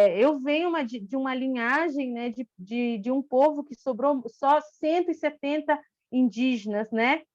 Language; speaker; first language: Portuguese; non-native, local second language; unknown